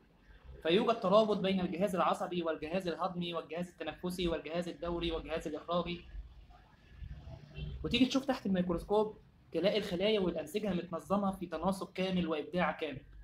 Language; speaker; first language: Arabic; native; Arabic